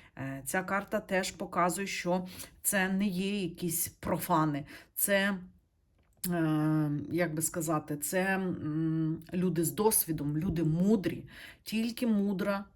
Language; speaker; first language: Ukrainian; non-native, local second language; Russian